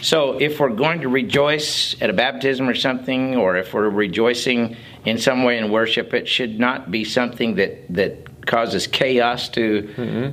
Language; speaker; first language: English; native; English